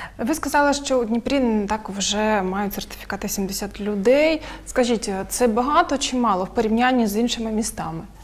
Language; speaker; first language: Ukrainian; non-native, local second language; Russian